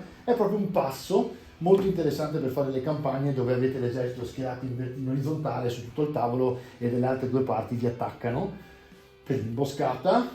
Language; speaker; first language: Italian; native; Italian